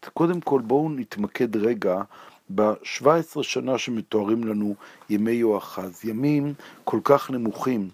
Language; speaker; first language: Hebrew; native; Hebrew